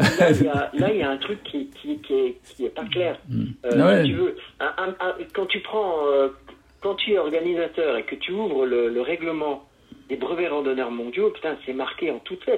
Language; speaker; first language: French; native; French